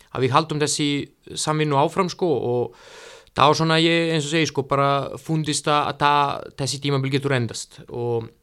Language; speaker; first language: Icelandic; non-native, fluent; Serbian